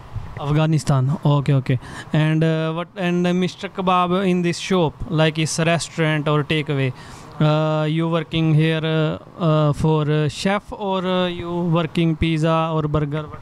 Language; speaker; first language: English; non-native, learner; Bangla